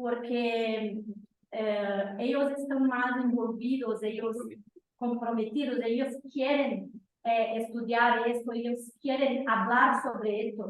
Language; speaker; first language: Spanish; non-native, fluent; Portuguese